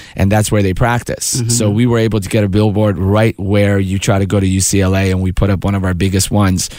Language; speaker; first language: English; early bilingual, other home language; Persian